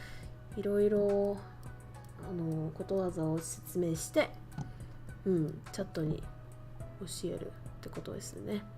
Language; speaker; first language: Japanese; non-native, fluent; Vietnamese